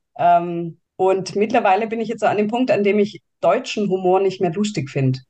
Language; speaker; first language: German; native; German